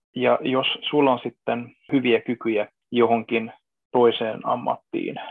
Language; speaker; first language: Finnish; non-native, fluent; Hungarian